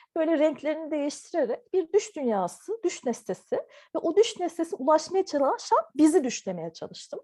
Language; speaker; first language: Turkish; native; Turkish